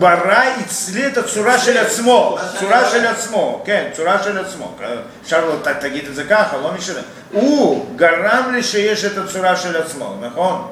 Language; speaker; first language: Hebrew; non-native, fluent; Russian